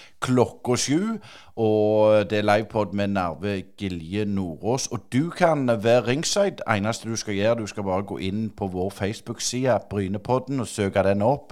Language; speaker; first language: Norwegian; native; Norwegian